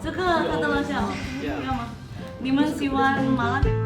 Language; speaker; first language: Chinese; non-native, fluent; Indonesian